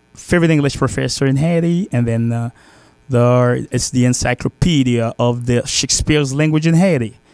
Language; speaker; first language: English; non-native, fluent; Haitian Creole